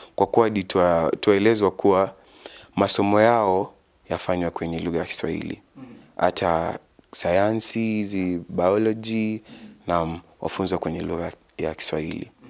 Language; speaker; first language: Swahili; non-native, local second language; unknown